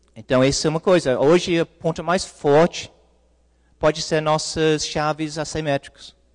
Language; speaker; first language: Portuguese; non-native, fluent; English